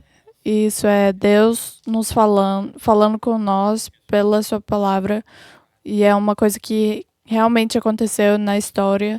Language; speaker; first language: Portuguese; non-native, fluent; English